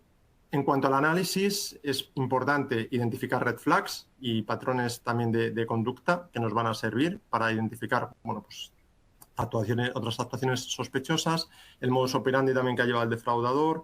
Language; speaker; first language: Spanish; native; Spanish